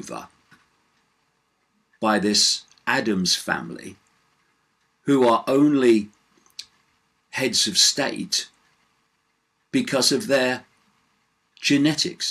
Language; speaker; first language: English; native; English